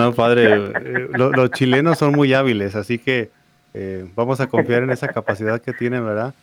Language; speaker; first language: Spanish; native; Spanish